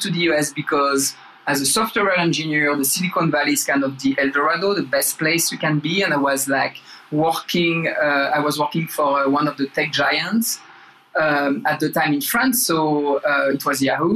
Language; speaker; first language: English; non-native, fluent; French